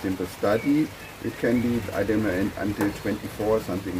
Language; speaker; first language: English; non-native, fluent; German